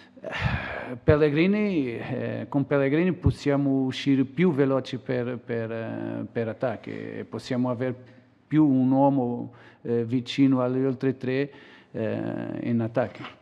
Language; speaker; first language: Italian; non-native, learner; Portuguese